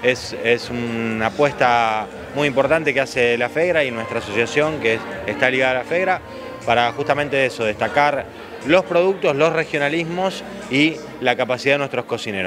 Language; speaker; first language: Spanish; native; Spanish